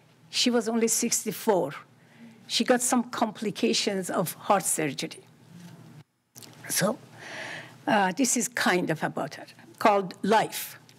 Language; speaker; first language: English; non-native, fluent; Persian